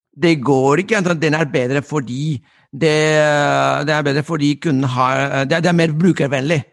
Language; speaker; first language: Norwegian; non-native, fluent; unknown